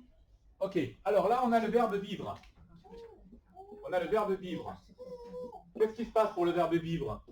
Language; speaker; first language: French; native; French